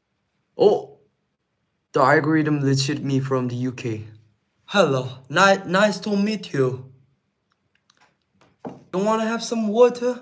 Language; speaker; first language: English; non-native, fluent; Korean